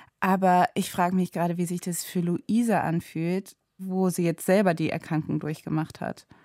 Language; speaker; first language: German; native; German